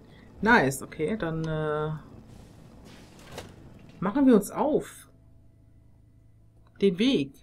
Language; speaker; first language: German; native; German